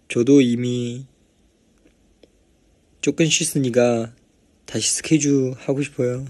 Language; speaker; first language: Korean; non-native, fluent; Chinese